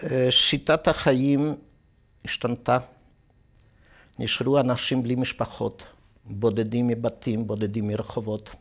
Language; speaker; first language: Hebrew; non-native, fluent; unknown